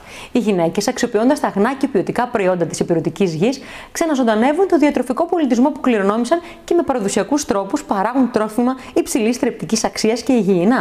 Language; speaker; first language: Greek; native; Greek